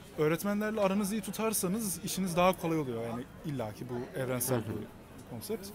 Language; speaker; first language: Turkish; native; Turkish